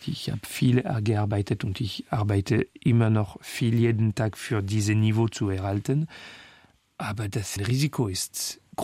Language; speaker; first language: German; non-native, fluent; French